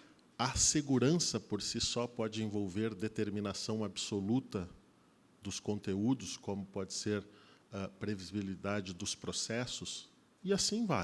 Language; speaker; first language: Portuguese; native; Portuguese